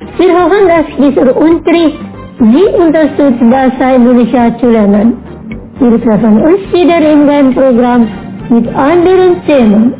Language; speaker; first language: German; non-native, learner; Indonesian